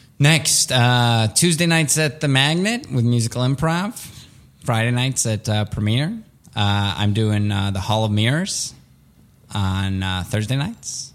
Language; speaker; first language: English; early bilingual, other home language; Russian